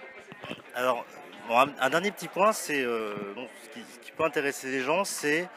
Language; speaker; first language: French; native; French